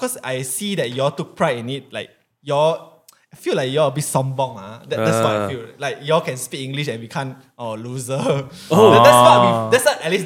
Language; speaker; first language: English; non-native, local second language; Min Nan Chinese